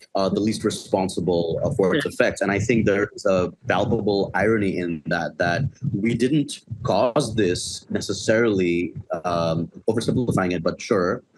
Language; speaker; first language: English; non-native, local second language; Bangla